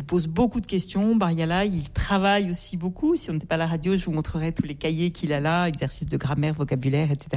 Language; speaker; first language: French; native; French